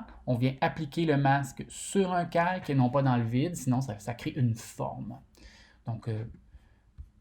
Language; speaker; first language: French; native; French